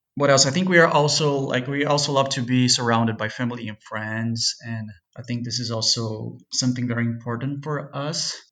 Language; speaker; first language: English; non-native, fluent; Portuguese